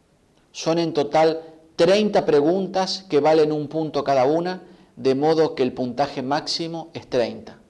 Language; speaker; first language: Spanish; native; Spanish